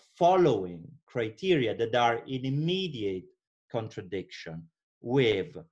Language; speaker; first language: English; non-native, fluent; Italian